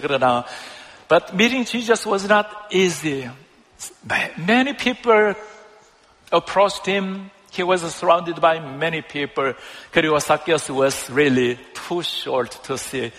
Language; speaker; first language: English; non-native, fluent; Korean